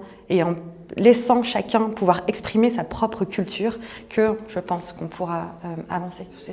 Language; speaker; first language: French; native; French